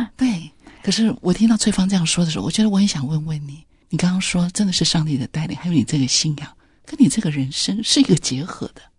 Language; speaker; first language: Chinese; native; Chinese